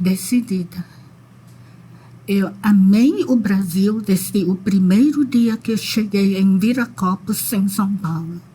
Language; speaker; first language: Portuguese; non-native, fluent; Indonesian